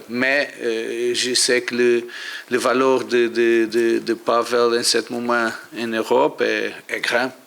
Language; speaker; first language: French; non-native, learner; Portuguese